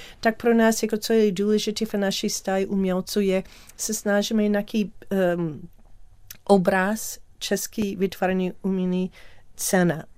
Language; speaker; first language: Czech; non-native, learner; English